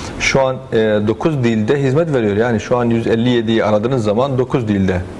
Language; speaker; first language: Turkish; non-native, fluent; Arabic